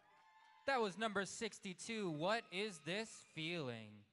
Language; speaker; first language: English; native; English